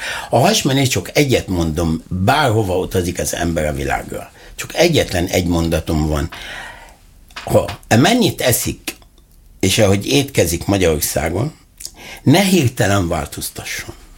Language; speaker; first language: Hungarian; non-native, fluent; Arabic